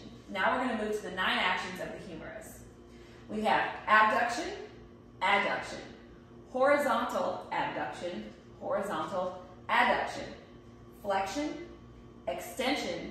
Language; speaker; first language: English; native; English